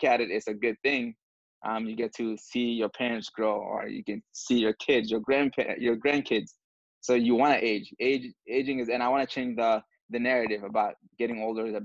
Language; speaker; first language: English; non-native, fluent; Bambara